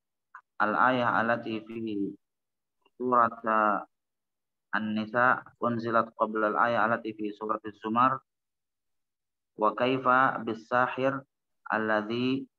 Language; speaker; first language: Arabic; non-native, fluent; Indonesian